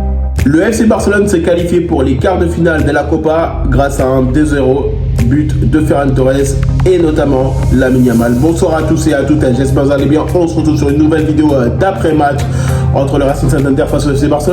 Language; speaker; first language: French; native; French